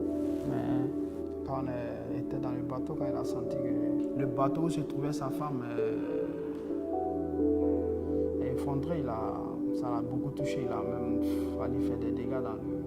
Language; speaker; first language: French; non-native, local second language; Bambara